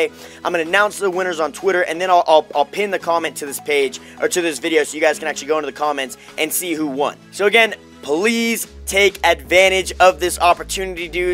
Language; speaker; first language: English; native; English